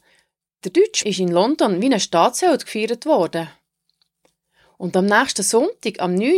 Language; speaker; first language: German; native; German